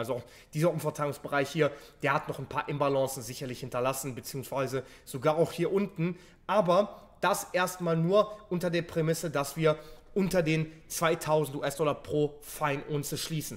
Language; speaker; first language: German; native; German